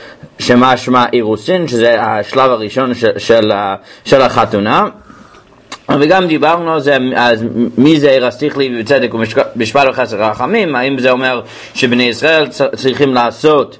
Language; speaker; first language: Hebrew; non-native, fluent; English